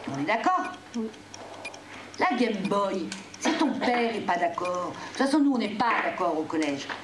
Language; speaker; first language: French; native; French